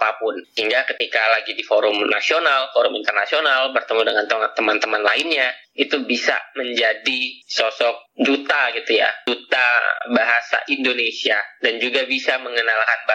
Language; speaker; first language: Indonesian; native; Indonesian